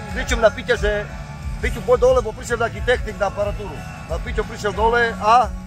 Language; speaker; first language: Slovak; native; Slovak